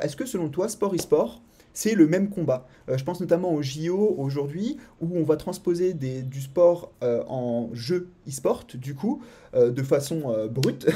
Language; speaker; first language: French; native; French